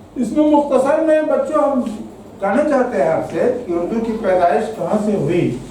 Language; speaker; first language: Urdu; native; Urdu